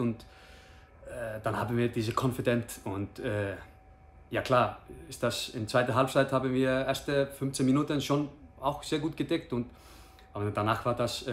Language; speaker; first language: German; non-native, fluent; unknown